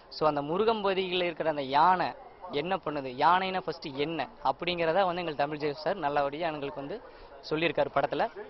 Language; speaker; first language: Tamil; native; Tamil